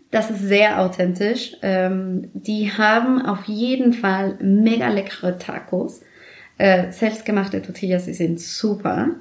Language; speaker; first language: German; non-native, fluent; Spanish